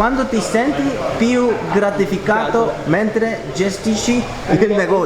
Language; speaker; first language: Italian; non-native, learner; Korean